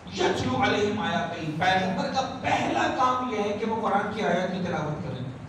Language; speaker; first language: Urdu; native; Urdu